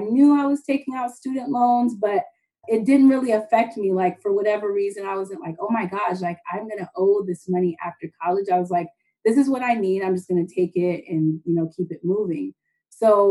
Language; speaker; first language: English; native; English